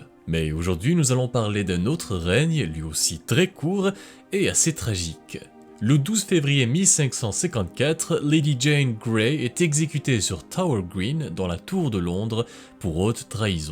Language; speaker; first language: French; native; French